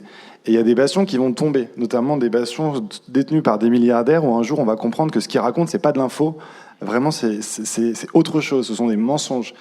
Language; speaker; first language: French; native; French